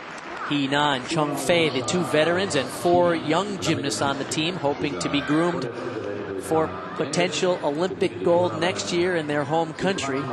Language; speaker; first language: English; native; English